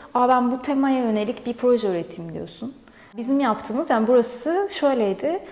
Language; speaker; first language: Turkish; native; Turkish